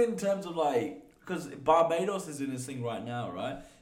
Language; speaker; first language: English; native; English